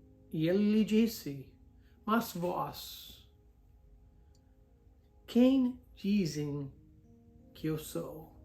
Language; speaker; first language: Portuguese; non-native, fluent; English